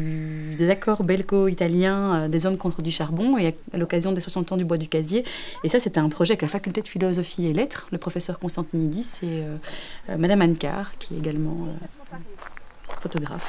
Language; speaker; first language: French; native; French